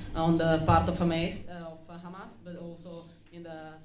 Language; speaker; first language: English; non-native, fluent; Italian